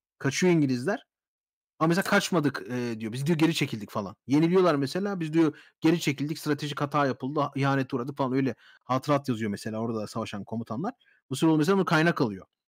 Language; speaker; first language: Turkish; early bilingual, heritage; Turkish